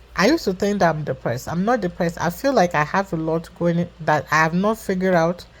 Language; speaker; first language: English; non-native, local second language; Yoruba